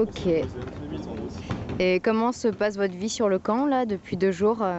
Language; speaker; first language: French; native; French